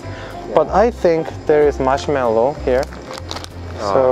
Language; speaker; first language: English; non-native, learner; Korean